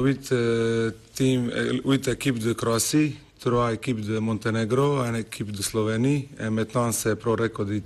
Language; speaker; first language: French; non-native, learner; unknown